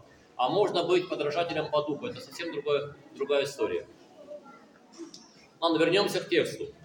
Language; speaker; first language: Russian; native; Russian